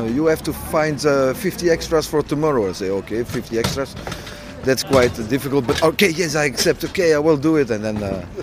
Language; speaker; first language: English; non-native, learner; French